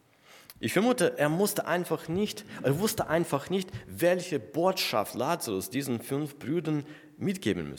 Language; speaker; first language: German; non-native, fluent; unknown